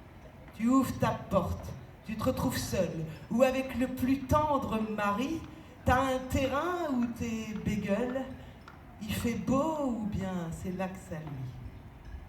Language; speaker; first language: French; native; French